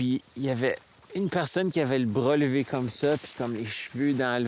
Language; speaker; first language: French; native; French